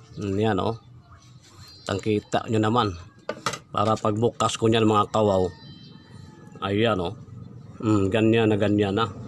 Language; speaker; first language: Filipino; non-native, local second language; Cebuano